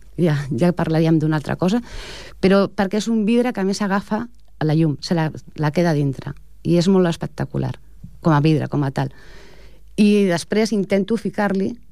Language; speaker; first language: Catalan; native; Catalan